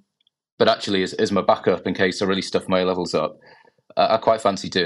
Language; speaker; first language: English; native; English